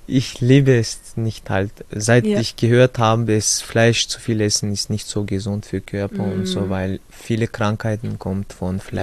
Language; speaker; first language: German; early bilingual, other home language; Chechen